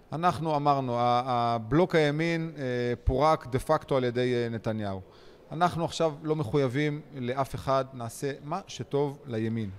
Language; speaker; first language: Hebrew; native; Hebrew